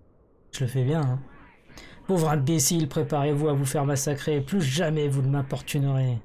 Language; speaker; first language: French; native; French